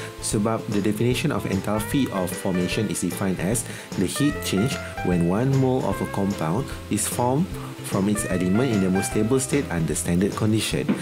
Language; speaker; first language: English; non-native, local second language; Malay